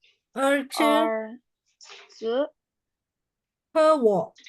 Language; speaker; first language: Chinese; non-native, learner; Indonesian